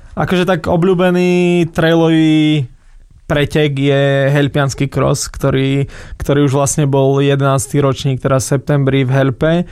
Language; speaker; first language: Slovak; native; Slovak